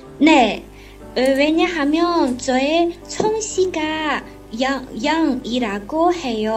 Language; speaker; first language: Korean; non-native, learner; Chinese